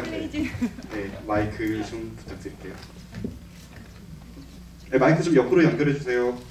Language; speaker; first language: Korean; native; Korean